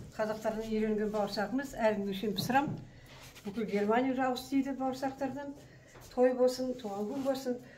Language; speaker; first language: Kazakh; non-native, local second language; Russian